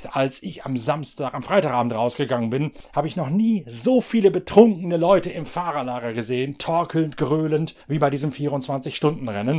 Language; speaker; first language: German; native; German